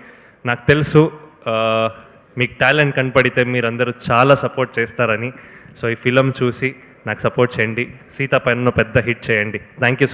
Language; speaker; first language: Telugu; non-native, learner; Kannada